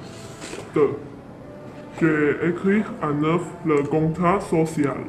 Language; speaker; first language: French; non-native, learner; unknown